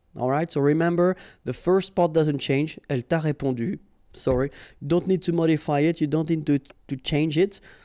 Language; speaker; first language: English; non-native, fluent; French